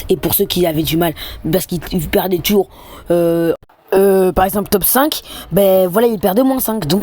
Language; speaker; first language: French; native; French